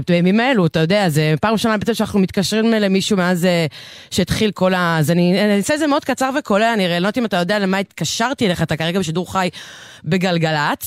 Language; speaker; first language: Hebrew; native; Hebrew